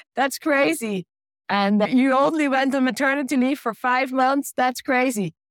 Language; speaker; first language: English; non-native, fluent; German